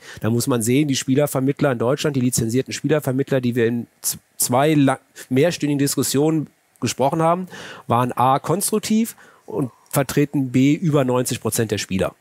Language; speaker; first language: German; native; German